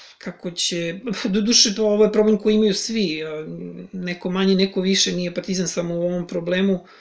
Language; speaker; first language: Serbian; native; Serbian